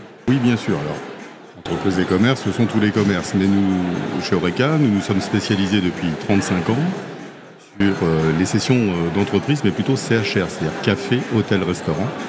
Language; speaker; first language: French; native; French